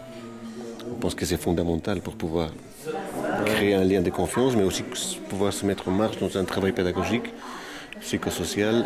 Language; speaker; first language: French; native; French